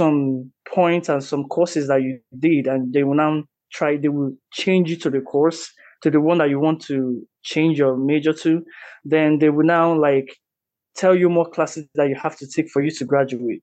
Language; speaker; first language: English; non-native, local second language; Igbo